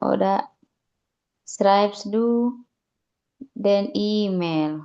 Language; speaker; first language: German; non-native, learner; Indonesian